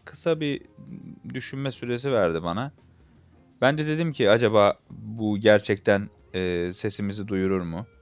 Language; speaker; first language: Turkish; native; Turkish